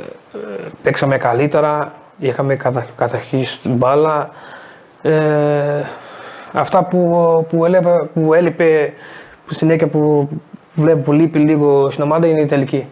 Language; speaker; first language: Greek; non-native, fluent; Portuguese